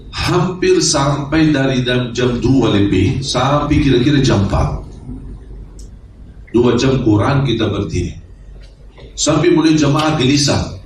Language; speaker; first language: Indonesian; non-native, fluent; Arabic